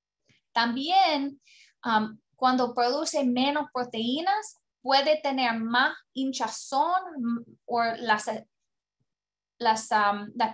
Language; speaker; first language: Spanish; non-native, learner; English